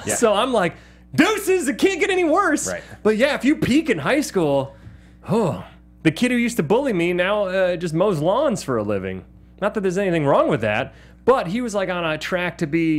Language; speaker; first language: English; native; English